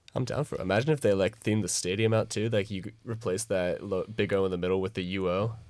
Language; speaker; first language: English; native; English